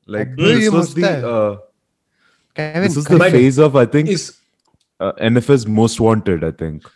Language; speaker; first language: English; non-native, local second language; Hindi